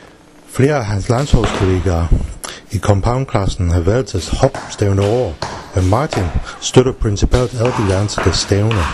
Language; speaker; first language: Danish; native; Danish